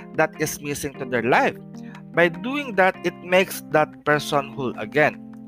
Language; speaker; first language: English; non-native, local second language; Filipino